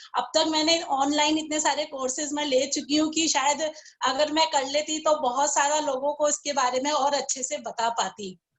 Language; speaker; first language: Hindi; native; Hindi